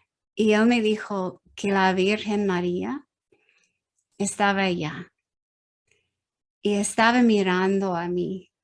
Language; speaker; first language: Spanish; non-native, learner; English